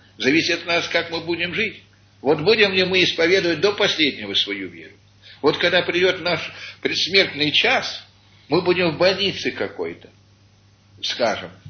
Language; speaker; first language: Russian; early bilingual, heritage; Russian